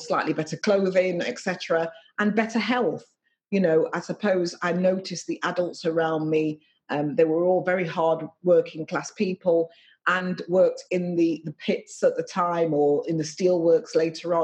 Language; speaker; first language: English; native; English